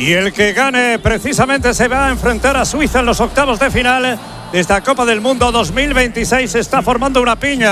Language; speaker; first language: Spanish; native; Spanish